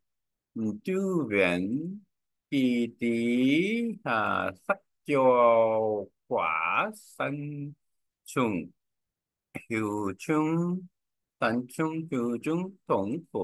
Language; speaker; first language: Vietnamese; non-native, learner; Korean